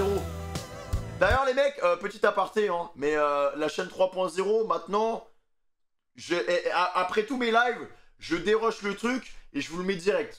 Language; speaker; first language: French; native; French